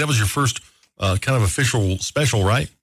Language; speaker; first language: English; native; English